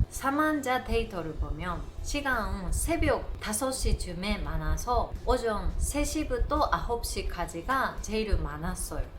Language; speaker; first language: Korean; non-native, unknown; Japanese